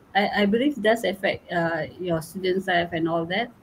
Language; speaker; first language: English; non-native, local second language; Malay